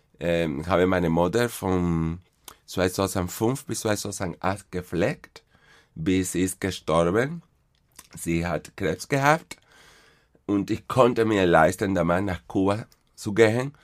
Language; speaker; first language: German; non-native, fluent; Spanish